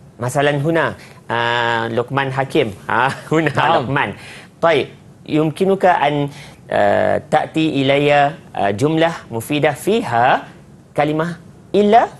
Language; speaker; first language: Arabic; non-native, fluent; Malay